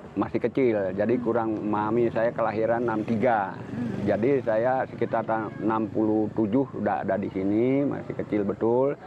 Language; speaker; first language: Indonesian; native; Indonesian